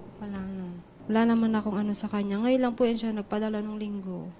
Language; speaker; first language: Filipino; native; Filipino